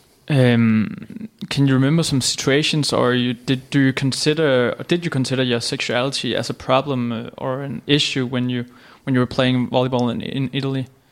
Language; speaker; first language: English; non-native, fluent; Danish